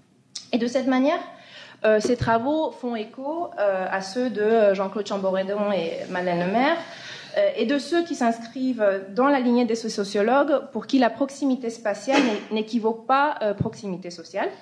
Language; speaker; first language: French; native; French